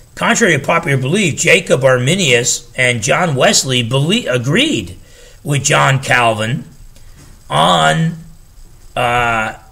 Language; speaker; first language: English; native; English